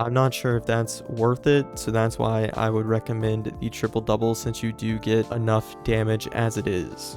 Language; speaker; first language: English; native; English